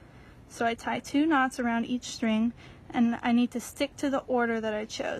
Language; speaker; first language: English; native; English